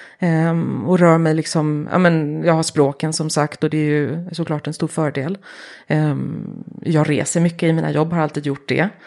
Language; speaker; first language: Swedish; early bilingual, heritage; Swedish